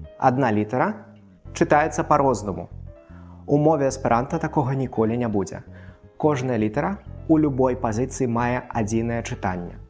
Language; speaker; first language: Belarusian; non-native, local second language; Russian